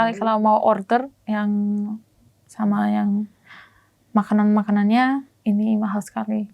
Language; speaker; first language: Indonesian; non-native, learner; German